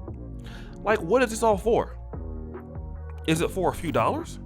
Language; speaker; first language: English; native; English